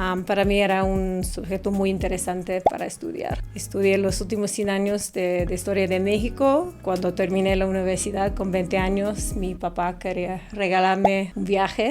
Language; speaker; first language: Spanish; non-native, fluent; English